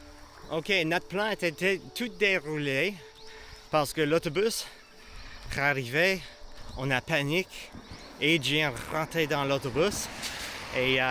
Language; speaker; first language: French; non-native, learner; English